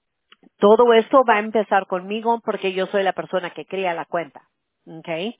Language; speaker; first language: Spanish; early bilingual, heritage; Spanish